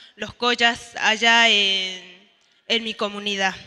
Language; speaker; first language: Spanish; native; Spanish